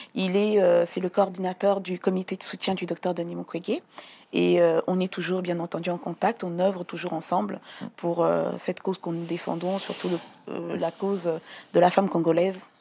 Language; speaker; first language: French; non-native, local second language; Lingala